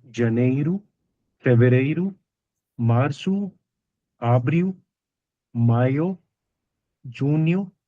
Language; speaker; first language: Portuguese; non-native, learner; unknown